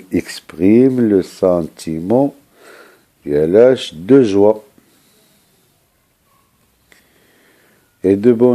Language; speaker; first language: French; non-native, local second language; Arabic